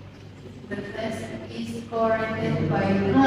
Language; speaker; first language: English; non-native, learner; Indonesian